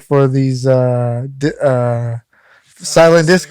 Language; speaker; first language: English; native; English